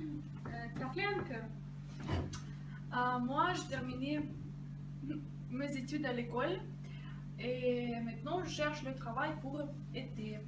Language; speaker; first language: French; non-native, fluent; Russian